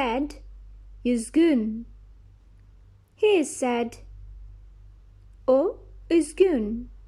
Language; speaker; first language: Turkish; non-native, learner; Bangla